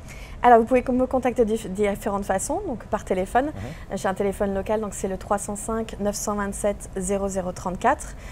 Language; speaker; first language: French; native; French